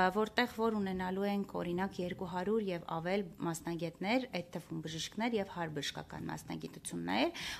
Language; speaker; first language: Armenian; native; Armenian